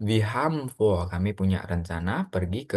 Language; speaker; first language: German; non-native, fluent; Indonesian